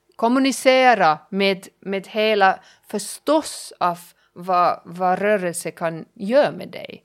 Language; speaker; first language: Swedish; non-native, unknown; German